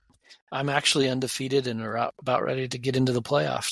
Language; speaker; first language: English; native; English